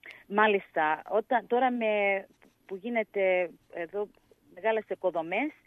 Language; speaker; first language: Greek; early bilingual, heritage; English